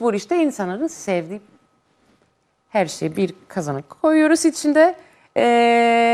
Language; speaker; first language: Turkish; non-native, fluent; Greek